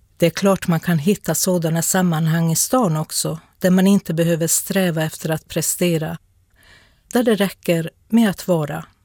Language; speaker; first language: Swedish; non-native, local second language; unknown